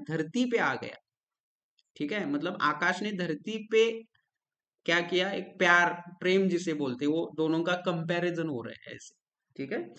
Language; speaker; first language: Hindi; non-native, local second language; Marathi